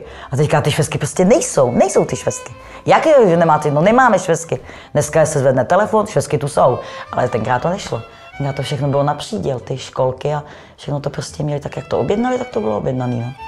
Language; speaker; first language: Czech; native; Czech